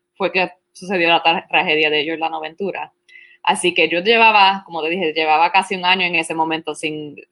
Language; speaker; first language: Spanish; early bilingual, heritage; Spanish